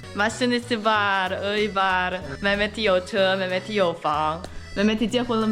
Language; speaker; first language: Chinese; non-native, fluent; English